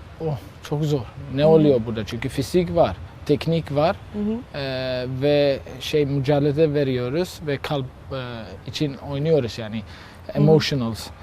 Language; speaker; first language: Turkish; non-native, learner; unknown